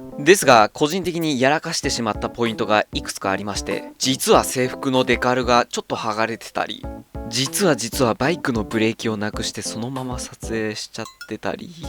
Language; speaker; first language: Japanese; native; Japanese